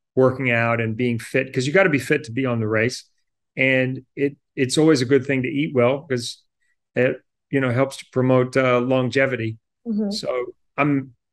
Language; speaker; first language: English; native; English